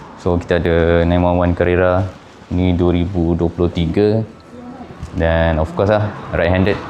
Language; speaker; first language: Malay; native; Malay